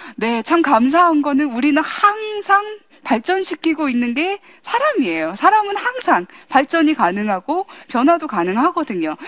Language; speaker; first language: Korean; early bilingual, heritage; English